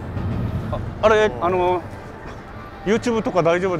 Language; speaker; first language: Japanese; non-native, fluent; Korean